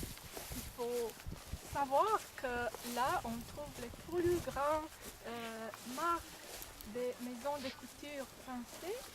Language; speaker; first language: French; non-native, fluent; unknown